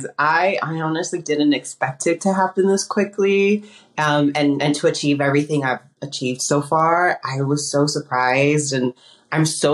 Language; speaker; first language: English; early bilingual, other home language; Spanish